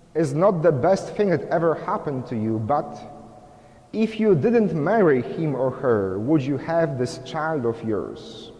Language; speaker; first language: English; non-native, fluent; Polish